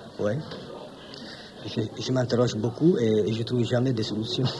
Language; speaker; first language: French; non-native, fluent; Italian